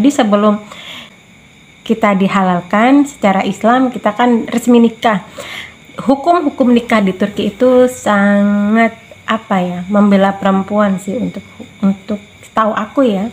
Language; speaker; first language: Indonesian; native; Indonesian